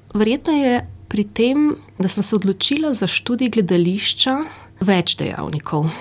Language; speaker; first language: Slovenian; native; Slovenian